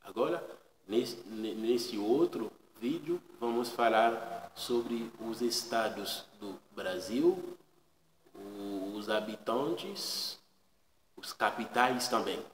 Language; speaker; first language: Portuguese; non-native, learner; Haitian Creole